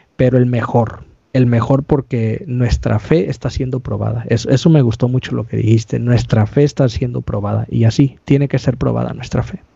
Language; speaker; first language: Spanish; native; Spanish